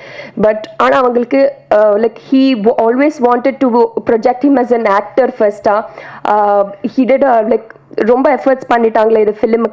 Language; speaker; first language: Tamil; non-native, learner; Telugu